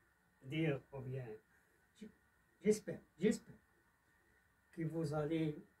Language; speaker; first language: French; non-native, learner; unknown